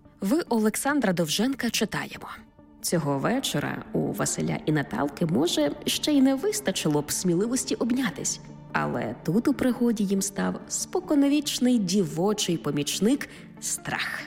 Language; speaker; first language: Ukrainian; native; Ukrainian